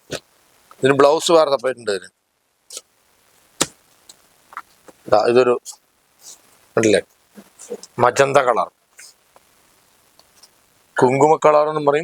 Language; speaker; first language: Malayalam; native; Malayalam